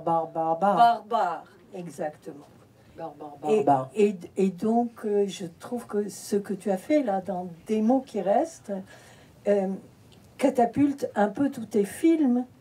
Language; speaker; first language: French; early bilingual, heritage; French